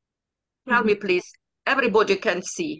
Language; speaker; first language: English; non-native, learner; Ukrainian